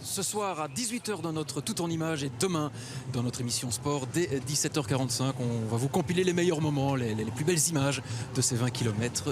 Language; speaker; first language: French; native; French